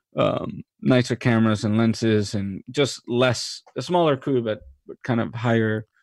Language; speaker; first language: English; non-native, fluent; Spanish